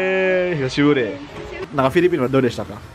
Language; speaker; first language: Japanese; non-native, fluent; Indonesian